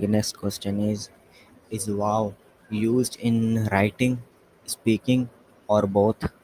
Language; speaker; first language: English; non-native, learner; Urdu